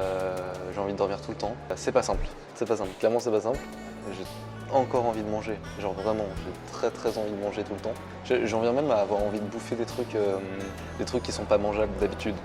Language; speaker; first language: French; native; French